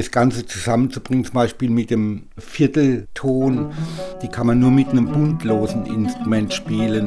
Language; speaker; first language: German; native; German